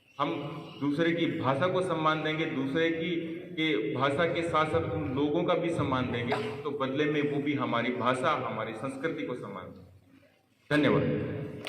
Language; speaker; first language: Hindi; native; Hindi